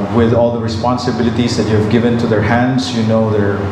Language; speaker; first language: English; non-native, local second language; Filipino